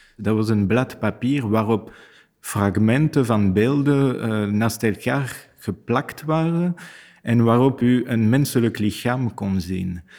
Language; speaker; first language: Dutch; non-native, fluent; French